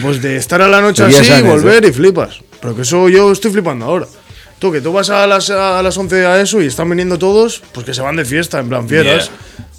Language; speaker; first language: Spanish; native; Spanish